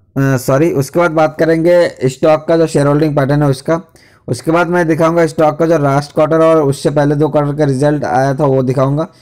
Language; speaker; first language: Hindi; native; Hindi